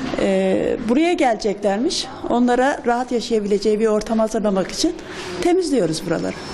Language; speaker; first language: Turkish; native; Turkish